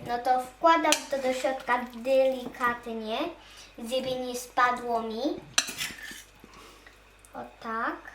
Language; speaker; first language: Polish; early bilingual, heritage; Polish